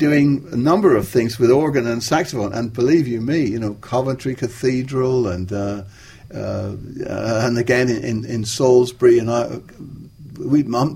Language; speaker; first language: English; native; English